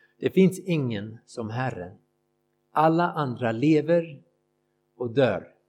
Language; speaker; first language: Swedish; non-native, fluent; English